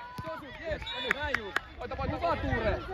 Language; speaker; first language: Finnish; native; Finnish